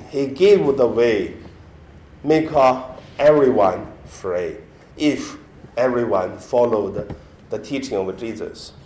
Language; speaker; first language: English; non-native, learner; Chinese